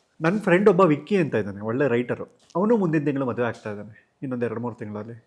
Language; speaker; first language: Kannada; native; Kannada